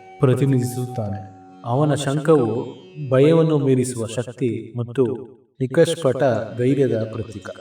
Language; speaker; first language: Kannada; native; Kannada